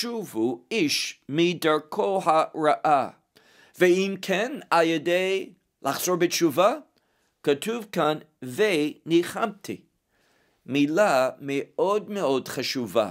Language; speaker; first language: Hebrew; non-native, fluent; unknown